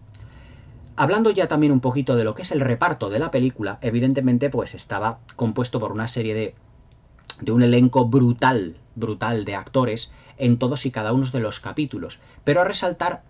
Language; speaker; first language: Spanish; native; Spanish